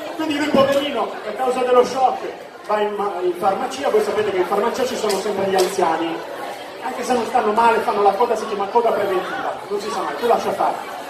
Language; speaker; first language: Italian; native; Italian